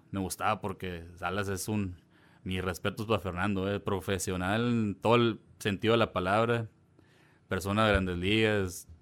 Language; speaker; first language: Spanish; early bilingual, heritage; Spanish